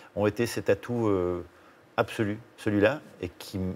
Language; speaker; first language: French; native; French